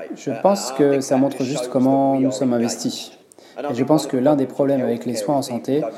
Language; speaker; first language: French; non-native, fluent; English